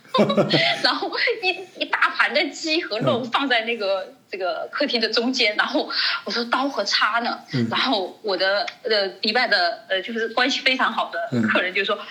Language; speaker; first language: Chinese; native; Chinese